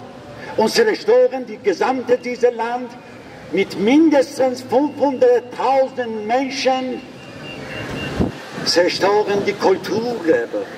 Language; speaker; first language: German; non-native, learner; Persian